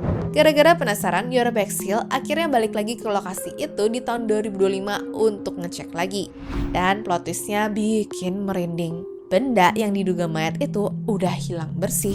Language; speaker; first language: Indonesian; native; Indonesian